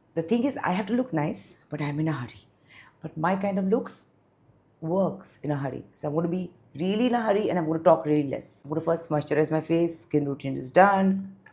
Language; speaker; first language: English; non-native, local second language; Bangla